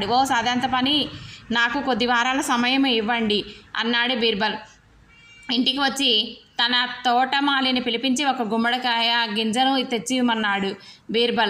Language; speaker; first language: Telugu; native; Telugu